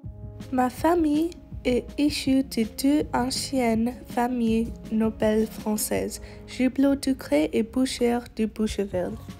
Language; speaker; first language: French; non-native, learner; English